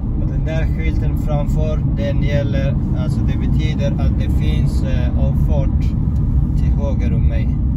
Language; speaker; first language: Swedish; non-native, fluent; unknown